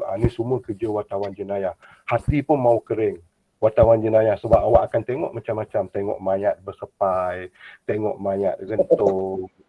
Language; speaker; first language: Malay; native; Malay